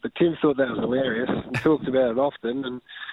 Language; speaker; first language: English; native; English